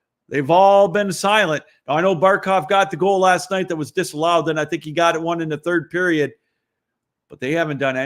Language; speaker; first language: English; native; English